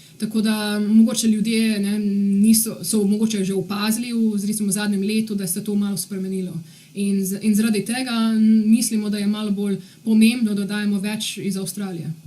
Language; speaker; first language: Slovenian; early bilingual, heritage; Slovenian